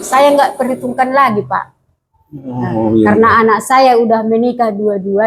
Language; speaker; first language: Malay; non-native, local second language; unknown